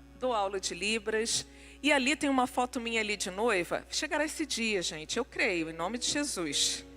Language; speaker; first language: Portuguese; non-native, local second language; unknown